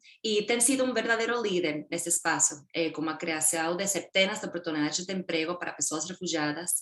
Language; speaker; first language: Portuguese; non-native, fluent; Spanish